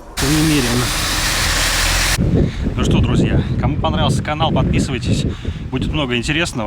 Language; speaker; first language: Russian; native; Russian